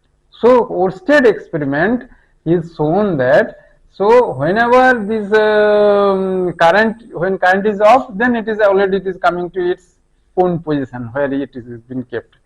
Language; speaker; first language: English; non-native, local second language; Hindi